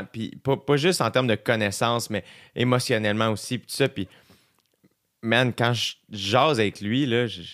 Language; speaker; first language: French; native; French